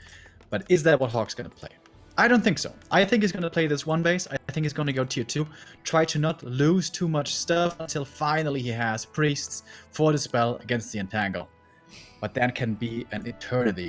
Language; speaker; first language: English; non-native, fluent; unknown